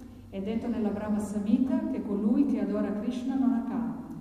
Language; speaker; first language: Italian; native; Italian